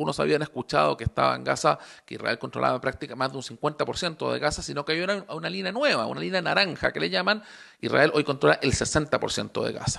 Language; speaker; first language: Spanish; native; Spanish